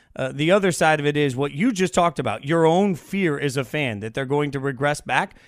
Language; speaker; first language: English; native; English